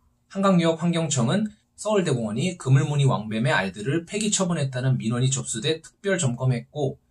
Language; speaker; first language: Korean; native; Korean